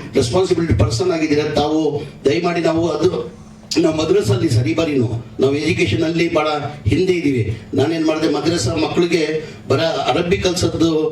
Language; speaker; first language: Kannada; non-native, local second language; Urdu